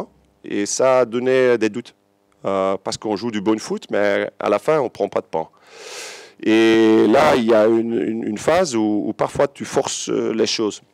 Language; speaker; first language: French; non-native, local second language; Dutch